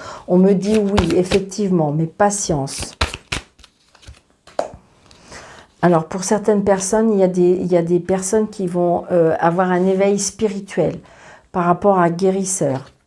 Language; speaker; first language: French; native; French